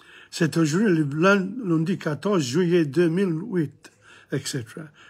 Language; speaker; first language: French; non-native, fluent; English